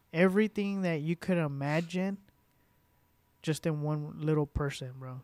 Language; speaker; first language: English; early bilingual, other home language; Spanish